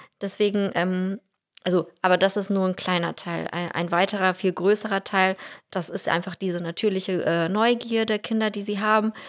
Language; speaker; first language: German; early bilingual, heritage; Russian